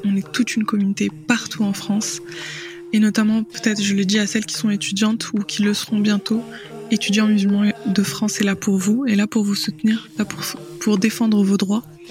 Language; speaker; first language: French; native; French